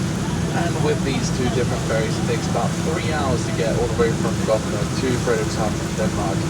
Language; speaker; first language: English; non-native, fluent; Swedish